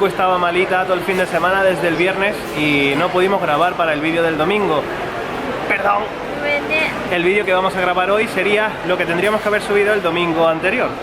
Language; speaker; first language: Spanish; native; Spanish